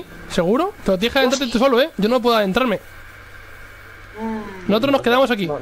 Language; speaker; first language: Spanish; native; Spanish